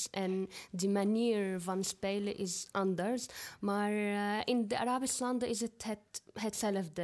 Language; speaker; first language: Dutch; non-native, fluent; Arabic